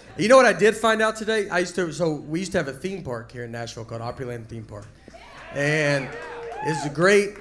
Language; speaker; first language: English; native; English